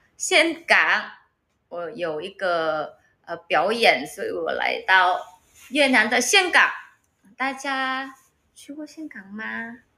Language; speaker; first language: Chinese; non-native, learner; Vietnamese